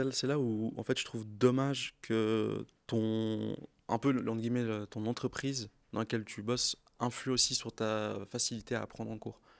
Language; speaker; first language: French; native; French